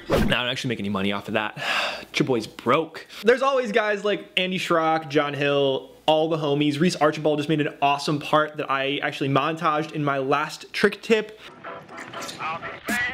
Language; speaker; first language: English; native; English